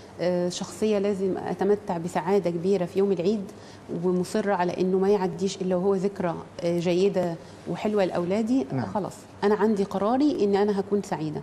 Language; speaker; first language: Arabic; native; Arabic